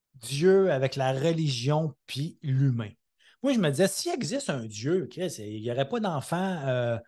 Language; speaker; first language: French; native; French